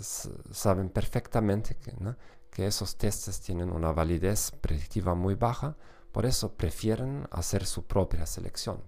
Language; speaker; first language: Spanish; non-native, fluent; German